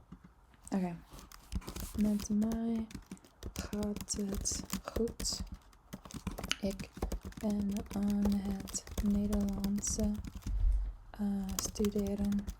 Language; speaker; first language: Dutch; non-native, learner; English